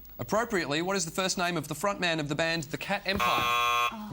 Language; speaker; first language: English; native; English